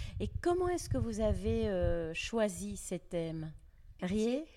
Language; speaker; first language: French; native; French